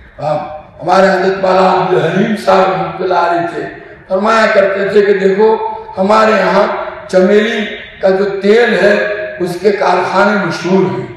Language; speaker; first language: Urdu; non-native, local second language; Gujarati